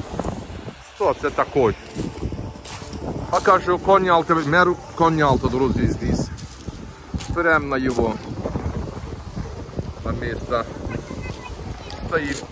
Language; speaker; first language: Russian; non-native, learner; Turkish